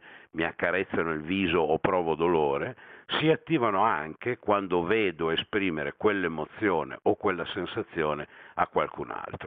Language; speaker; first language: Italian; native; Italian